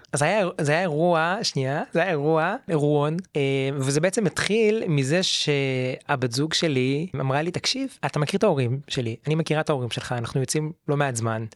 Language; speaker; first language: Hebrew; native; Hebrew